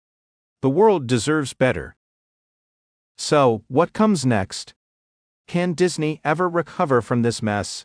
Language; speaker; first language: English; native; English